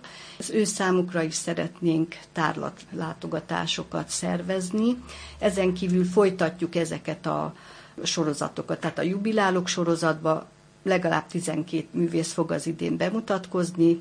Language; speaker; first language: Hungarian; native; Hungarian